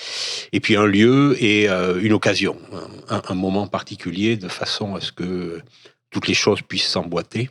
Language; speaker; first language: French; native; French